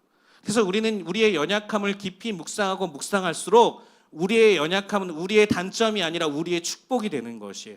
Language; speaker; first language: Korean; native; Korean